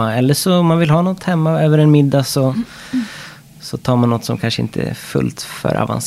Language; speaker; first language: Swedish; non-native, fluent; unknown